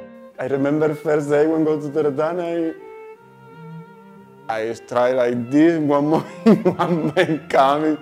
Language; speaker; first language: English; non-native, learner; Spanish